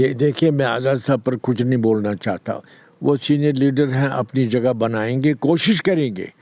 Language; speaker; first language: Urdu; non-native, local second language; Kashmiri